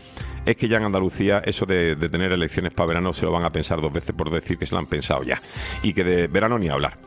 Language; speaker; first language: Spanish; native; Spanish